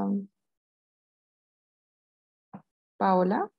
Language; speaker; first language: French; non-native, learner; Spanish